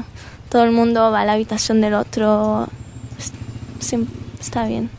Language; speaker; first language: Spanish; early bilingual, heritage; Spanish